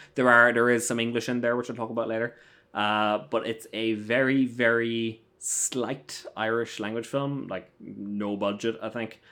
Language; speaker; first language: English; native; English